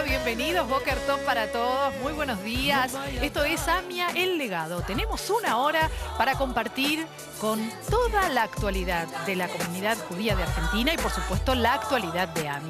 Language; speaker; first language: Spanish; native; Spanish